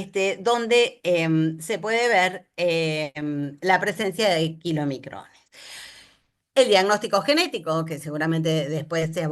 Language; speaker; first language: Spanish; native; Spanish